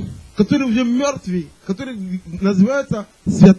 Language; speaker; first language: Russian; non-native, fluent; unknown